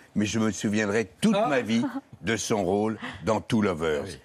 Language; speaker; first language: French; native; French